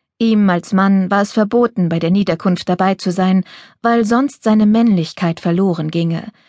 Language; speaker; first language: German; native; German